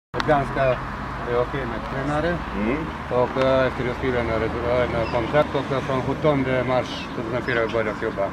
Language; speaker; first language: Swedish; non-native, learner; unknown